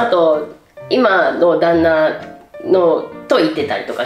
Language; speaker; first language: Japanese; native; Japanese